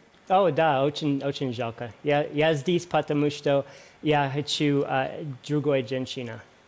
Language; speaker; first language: Russian; non-native, learner; English